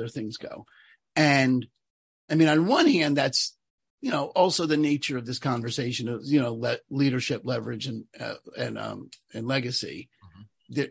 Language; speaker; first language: English; native; English